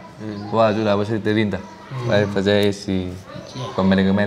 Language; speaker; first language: Portuguese; non-native, learner; Vietnamese